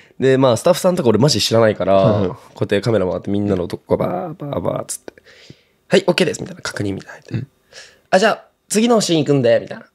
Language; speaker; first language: Japanese; native; Japanese